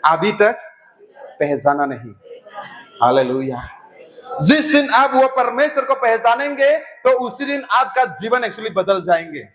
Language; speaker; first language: Hindi; non-native, local second language; Assamese